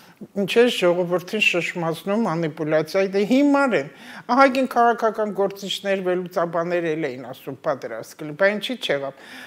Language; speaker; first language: Armenian; native; Armenian